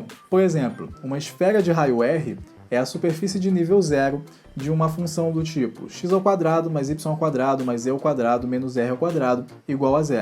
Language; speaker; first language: Portuguese; native; Portuguese